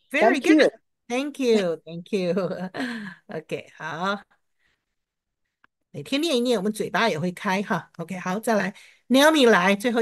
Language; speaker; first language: Chinese; native; Chinese